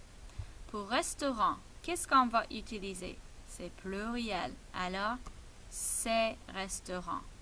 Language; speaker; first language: French; non-native, fluent; English